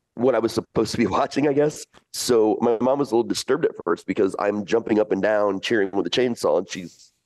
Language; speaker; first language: English; early bilingual, other home language; Italian